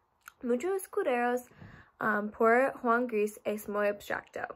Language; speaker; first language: Spanish; non-native, learner; English